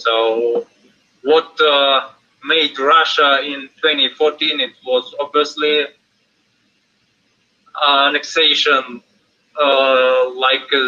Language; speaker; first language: English; non-native, fluent; Russian